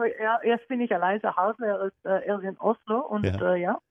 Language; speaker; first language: German; non-native, learner; Norwegian